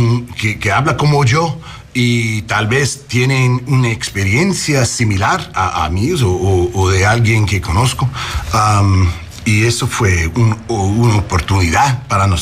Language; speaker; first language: Spanish; early bilingual, heritage; English